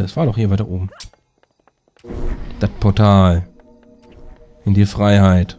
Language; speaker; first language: German; native; German